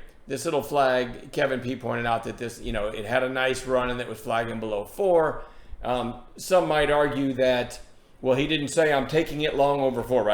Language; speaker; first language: English; native; English